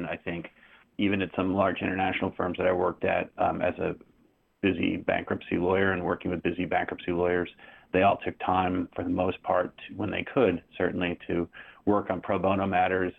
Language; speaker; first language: English; native; English